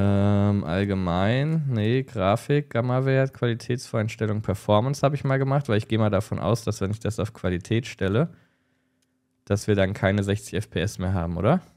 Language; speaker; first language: German; native; German